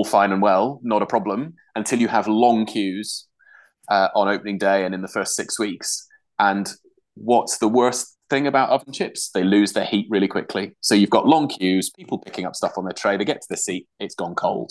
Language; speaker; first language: English; native; English